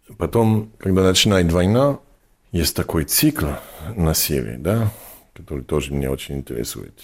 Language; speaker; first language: Russian; non-native, fluent; English